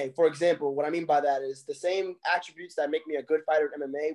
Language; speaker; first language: English; native; English